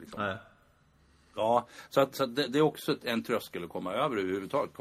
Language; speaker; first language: Swedish; native; Swedish